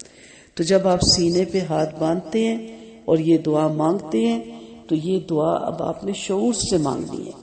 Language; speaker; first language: Urdu; native; Urdu